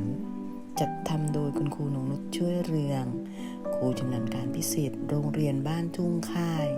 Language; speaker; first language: Thai; native; Thai